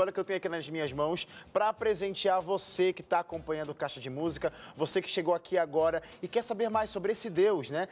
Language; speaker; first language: Portuguese; native; Portuguese